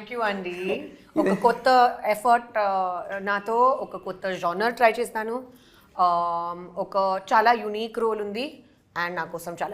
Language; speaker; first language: Telugu; non-native, local second language; Hindi